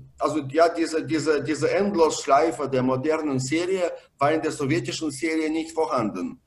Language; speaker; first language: German; non-native, fluent; Russian